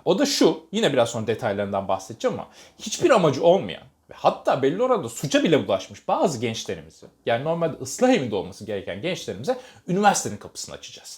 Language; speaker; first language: Turkish; native; Turkish